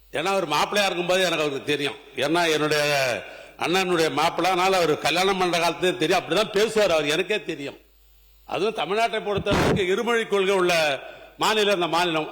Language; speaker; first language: Tamil; native; Tamil